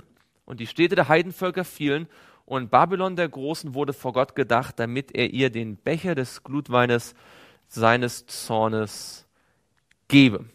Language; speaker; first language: German; native; German